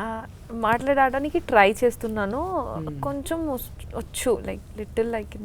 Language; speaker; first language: Telugu; non-native, learner; Bangla